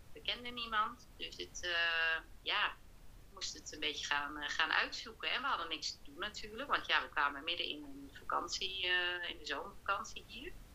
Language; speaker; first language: Dutch; native; Dutch